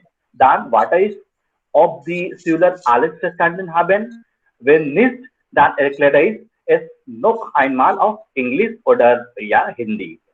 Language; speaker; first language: German; non-native, fluent; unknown